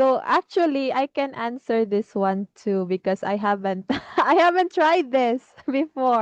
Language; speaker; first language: English; non-native, fluent; Filipino